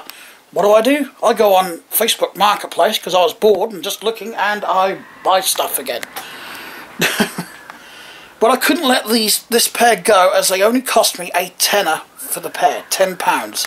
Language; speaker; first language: English; native; English